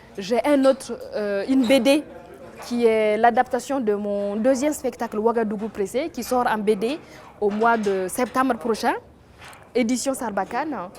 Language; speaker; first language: French; non-native, local second language; Mossi